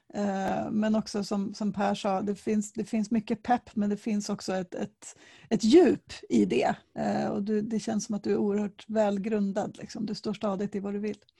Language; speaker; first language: Swedish; native; Swedish